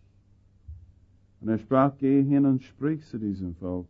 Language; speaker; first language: German; non-native, fluent; English